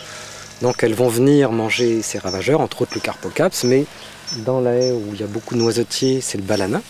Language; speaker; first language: French; native; French